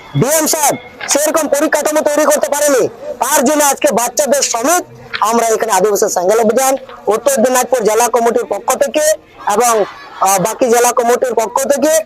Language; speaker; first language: Bangla; non-native, local second language; Santali